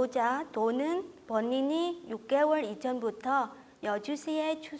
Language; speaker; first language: Korean; non-native, fluent; Vietnamese